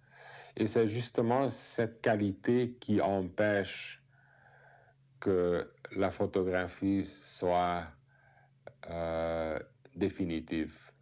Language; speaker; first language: French; non-native, fluent; Hungarian